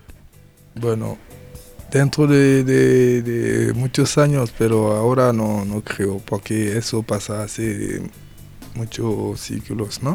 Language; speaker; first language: Spanish; non-native, learner; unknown